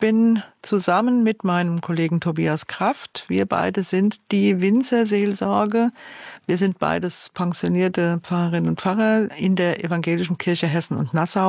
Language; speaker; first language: German; native; German